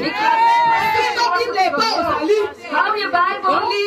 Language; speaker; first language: Dutch; non-native, fluent; Lingala